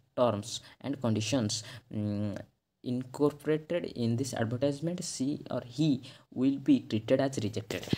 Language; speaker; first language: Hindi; non-native, local second language; Odia